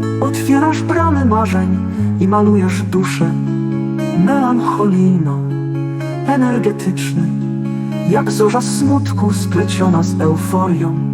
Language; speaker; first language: Polish; native; Polish